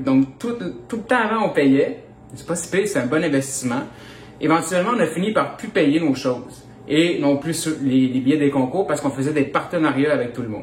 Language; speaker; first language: French; native; French